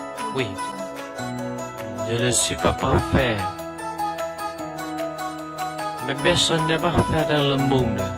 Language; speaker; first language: French; non-native, learner; Vietnamese